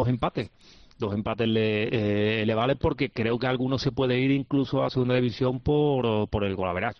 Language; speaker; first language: Spanish; native; Spanish